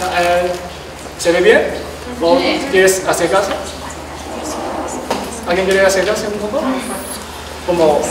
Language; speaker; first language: Spanish; non-native, learner; Chinese